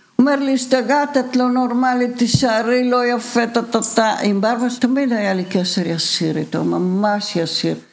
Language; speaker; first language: Hebrew; early bilingual, other home language; Bulgarian